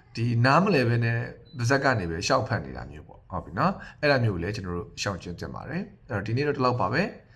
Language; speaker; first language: Burmese; native; Burmese